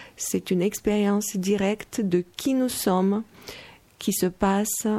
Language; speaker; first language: French; non-native, fluent; Romanian